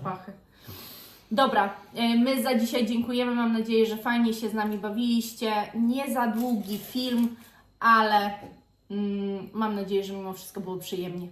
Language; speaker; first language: Polish; native; Polish